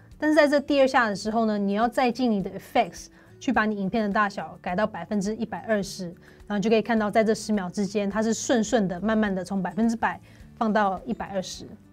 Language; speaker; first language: Chinese; native; Chinese